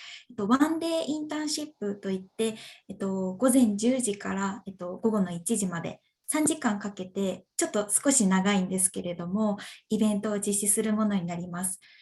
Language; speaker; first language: Japanese; native; Japanese